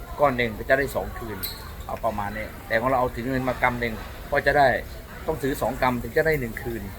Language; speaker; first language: Thai; native; Thai